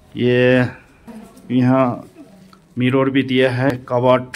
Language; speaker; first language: Hindi; non-native, local second language; Bangla